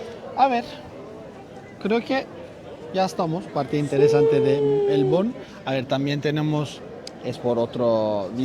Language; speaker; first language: Spanish; non-native, learner; Turkish